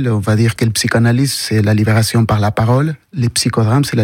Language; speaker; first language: French; non-native, fluent; Spanish